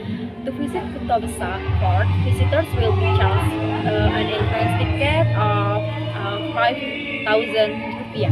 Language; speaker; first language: English; non-native, learner; Indonesian